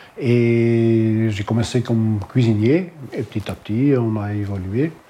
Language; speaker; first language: French; non-native, local second language; Dutch